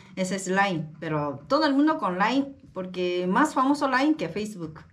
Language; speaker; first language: Spanish; non-native, learner; Japanese